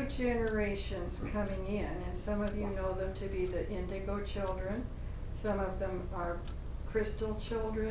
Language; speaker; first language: English; native; English